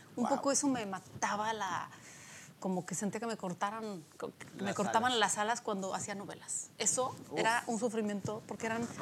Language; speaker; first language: Spanish; early bilingual, other home language; Polish